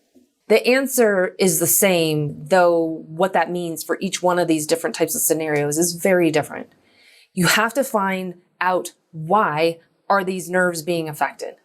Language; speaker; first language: English; native; English